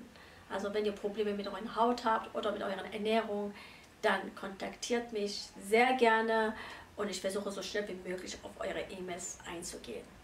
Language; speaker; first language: German; non-native, fluent; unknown